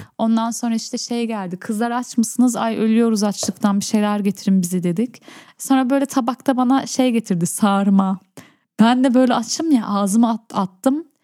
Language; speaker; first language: Turkish; early bilingual, heritage; Turkish